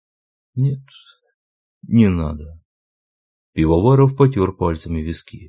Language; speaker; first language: Russian; native; Russian